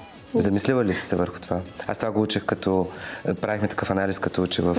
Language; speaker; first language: Bulgarian; native; Bulgarian